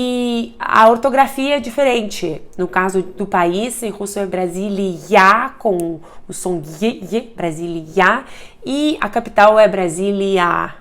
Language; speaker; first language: Portuguese; non-native, fluent; Russian